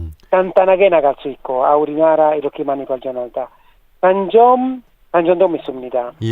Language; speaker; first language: Korean; non-native, learner; Italian